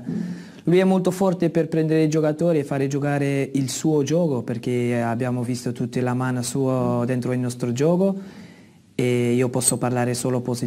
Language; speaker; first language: Italian; non-native, fluent; Dutch